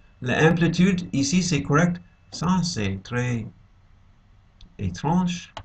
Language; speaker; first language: French; non-native, fluent; English